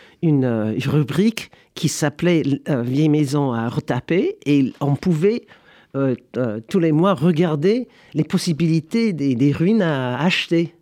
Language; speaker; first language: French; non-native, fluent; English